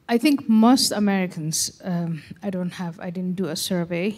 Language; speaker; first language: English; non-native, fluent; Somali